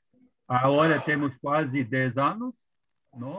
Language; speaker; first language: Spanish; non-native, fluent; Portuguese